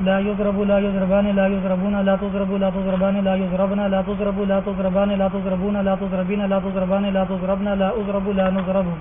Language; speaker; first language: Arabic; non-native, learner; Urdu